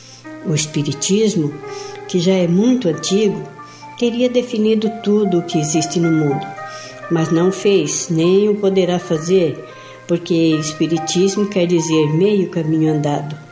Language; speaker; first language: Portuguese; native; Portuguese